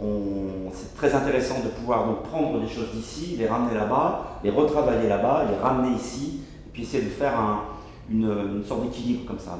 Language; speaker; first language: French; native; French